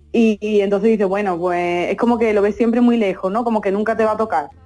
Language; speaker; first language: Spanish; native; Spanish